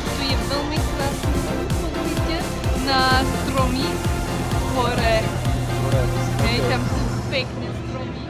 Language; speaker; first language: Slovak; non-native, learner; Russian